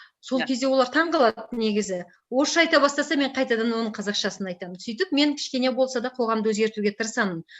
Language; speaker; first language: Kazakh; native; Kazakh